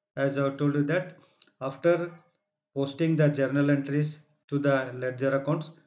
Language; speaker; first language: English; non-native, local second language; Kannada